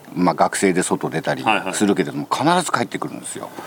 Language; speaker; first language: Japanese; native; Japanese